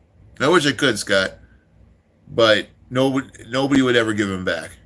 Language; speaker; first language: English; native; English